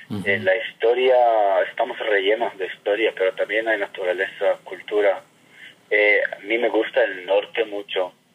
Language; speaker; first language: Spanish; non-native, fluent; Hebrew